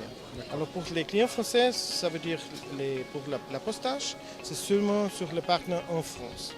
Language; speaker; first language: French; non-native, learner; German